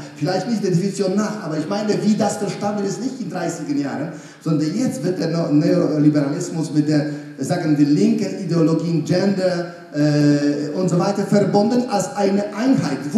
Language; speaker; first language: German; non-native, fluent; Polish